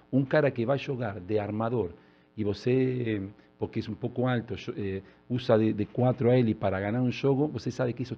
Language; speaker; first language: Portuguese; non-native, learner; Spanish